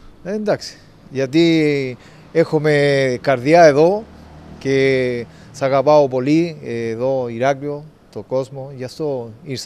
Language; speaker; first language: Greek; non-native, learner; Spanish